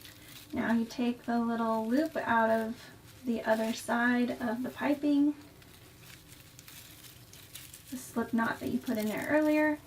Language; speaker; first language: English; native; English